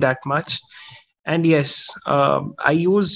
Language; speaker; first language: English; non-native, local second language; Hindi